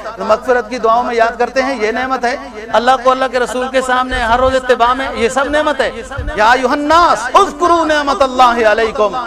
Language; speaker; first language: Urdu; non-native, local second language; Punjabi